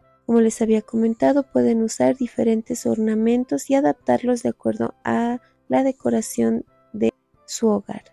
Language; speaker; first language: Spanish; native; Spanish